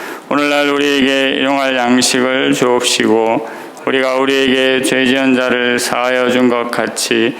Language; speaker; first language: Korean; native; Korean